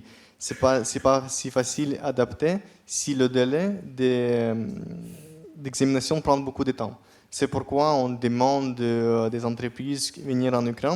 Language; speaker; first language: French; non-native, fluent; Ukrainian